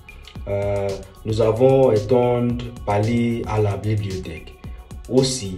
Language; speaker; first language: French; non-native, learner; Yoruba